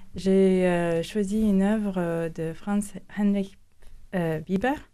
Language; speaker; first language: French; non-native, fluent; Latvian